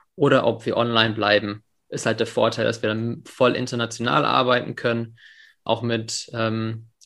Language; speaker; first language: German; early bilingual, other home language; English